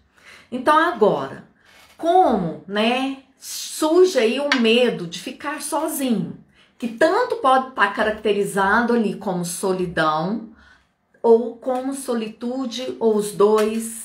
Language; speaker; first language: Portuguese; native; Portuguese